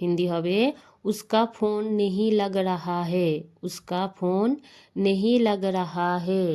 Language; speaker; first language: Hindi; non-native, local second language; Bangla